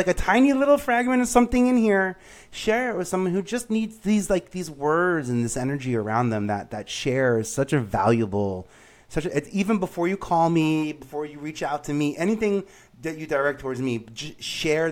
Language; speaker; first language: English; native; English